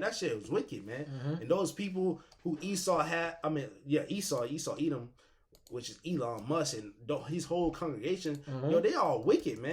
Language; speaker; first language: English; native; English